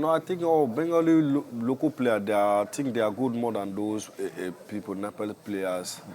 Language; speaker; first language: English; non-native, learner; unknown